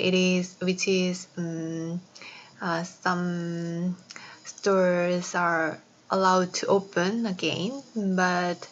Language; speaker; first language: English; non-native, fluent; Korean